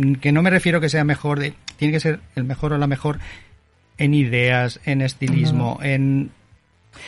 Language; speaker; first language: Spanish; native; Spanish